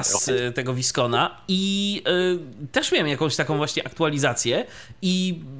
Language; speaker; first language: Polish; native; Polish